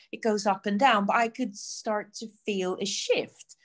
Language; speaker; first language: English; non-native, fluent; Swedish